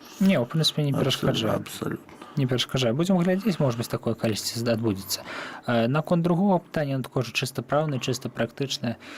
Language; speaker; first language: Belarusian; native; Belarusian